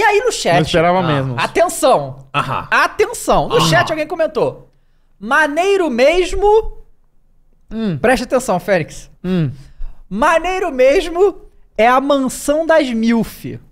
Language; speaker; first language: Portuguese; native; Portuguese